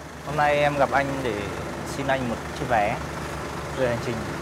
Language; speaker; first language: Vietnamese; native; Vietnamese